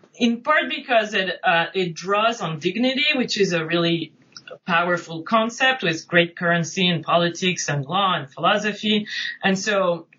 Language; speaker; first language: English; non-native, fluent; French